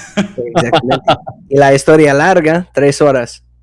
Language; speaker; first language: Spanish; non-native, fluent; English